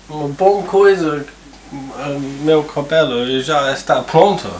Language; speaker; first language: Portuguese; non-native, learner; English